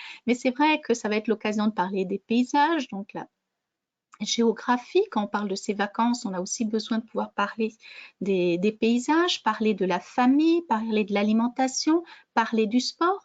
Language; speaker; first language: French; native; French